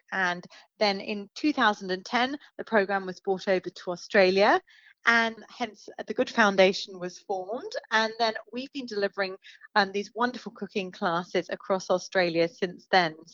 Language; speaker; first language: English; native; English